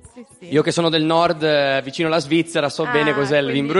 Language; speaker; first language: Italian; native; Italian